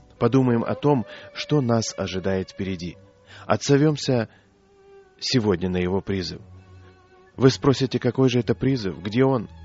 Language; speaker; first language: Russian; native; Russian